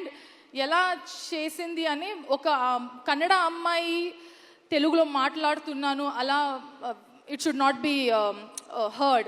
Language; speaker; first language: Telugu; non-native, learner; Kannada